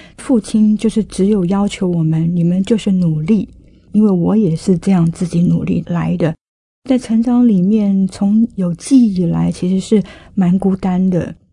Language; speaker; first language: Chinese; native; Chinese